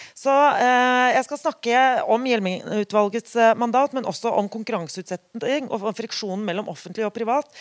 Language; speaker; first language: Norwegian; native; Norwegian